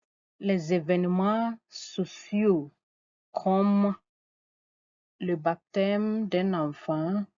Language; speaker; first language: French; non-native, fluent; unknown